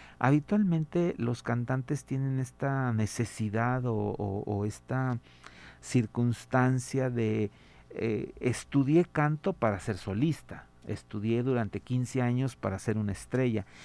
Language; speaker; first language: Spanish; native; Spanish